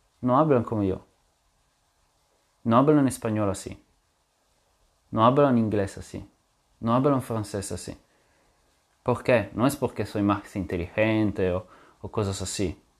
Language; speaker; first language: Spanish; non-native, fluent; French